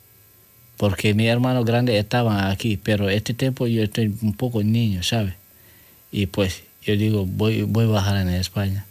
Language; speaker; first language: Spanish; non-native, learner; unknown